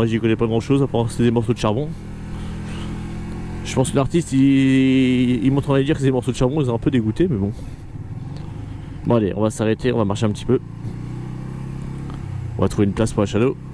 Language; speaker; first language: French; native; French